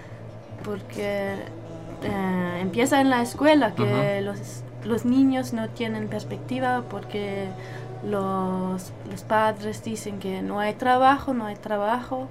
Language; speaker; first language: Spanish; non-native, learner; German